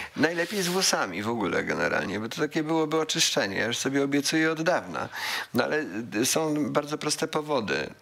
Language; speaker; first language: Polish; native; Polish